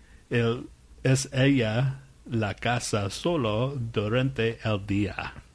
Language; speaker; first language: Spanish; non-native, learner; English